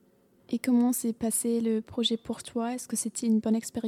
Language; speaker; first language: French; non-native, learner; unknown